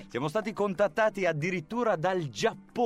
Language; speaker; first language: Italian; native; Italian